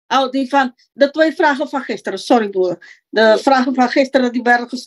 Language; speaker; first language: Dutch; non-native, local second language; Papiamento